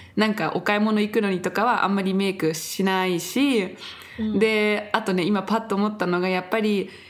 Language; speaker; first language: Japanese; early bilingual, heritage; Japanese